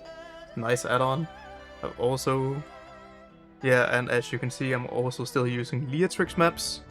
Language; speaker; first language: English; non-native, fluent; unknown